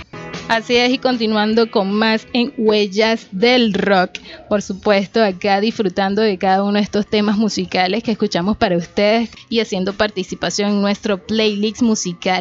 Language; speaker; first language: Spanish; native; Spanish